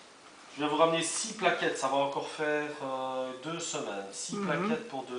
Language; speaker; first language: French; native; French